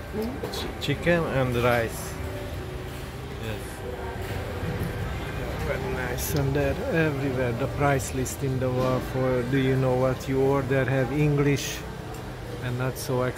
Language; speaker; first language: English; non-native, learner; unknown